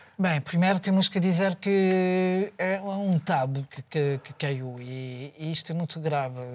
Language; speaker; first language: Portuguese; non-native, fluent; French